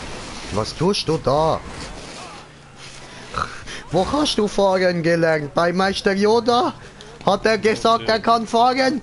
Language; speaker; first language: German; native; German